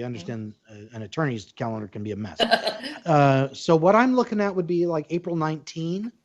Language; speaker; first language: English; native; English